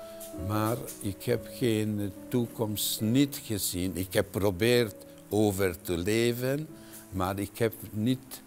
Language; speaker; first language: Dutch; non-native, fluent; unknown